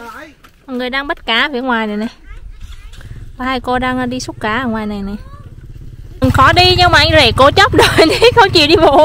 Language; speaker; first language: Vietnamese; native; Vietnamese